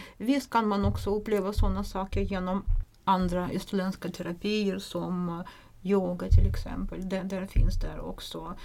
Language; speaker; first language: Swedish; non-native, fluent; Russian